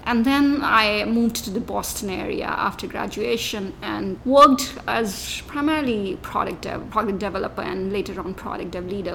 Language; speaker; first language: English; non-native, local second language; Hindi